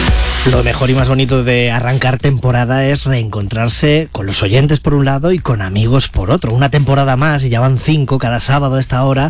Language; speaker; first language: Spanish; native; Spanish